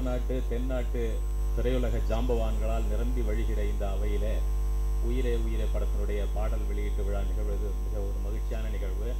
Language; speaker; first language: Tamil; native; Tamil